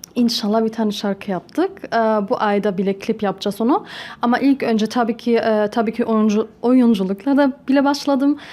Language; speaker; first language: Turkish; early bilingual, heritage; Turkish